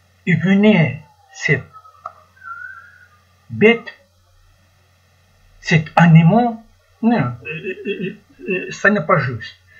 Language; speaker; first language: French; non-native, learner; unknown